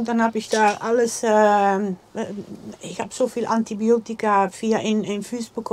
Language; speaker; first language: German; non-native, learner; Dutch